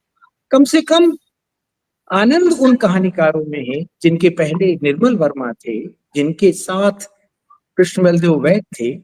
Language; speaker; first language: Hindi; native; Hindi